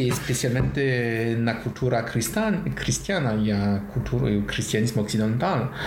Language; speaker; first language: Portuguese; non-native, learner; French